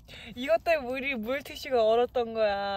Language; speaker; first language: Korean; native; Korean